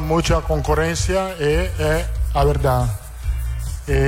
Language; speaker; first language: Portuguese; non-native, learner; Italian